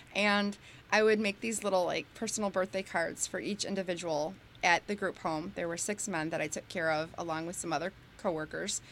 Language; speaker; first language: English; native; English